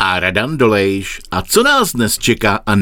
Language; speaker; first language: Czech; native; Czech